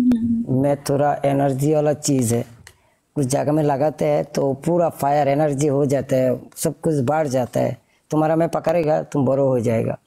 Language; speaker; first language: Hindi; non-native, fluent; Bangla